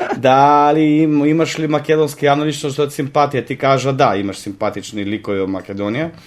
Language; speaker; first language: Macedonian; native; Macedonian